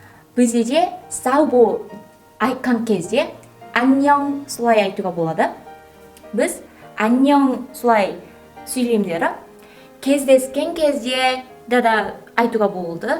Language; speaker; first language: Kazakh; non-native, learner; Korean